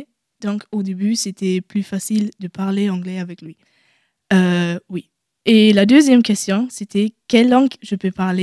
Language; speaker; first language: French; non-native, learner; German